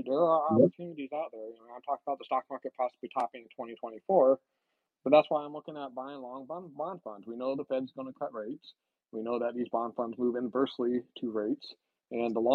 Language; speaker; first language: English; native; English